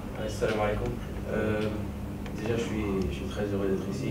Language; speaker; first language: French; native; French